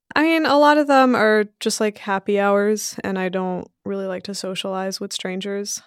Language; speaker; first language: English; early bilingual, other home language; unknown